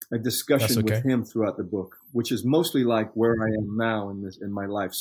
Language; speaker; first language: English; native; English